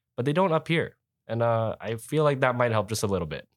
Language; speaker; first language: English; early bilingual, other home language; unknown